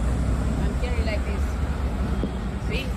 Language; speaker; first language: English; non-native, learner; Hindi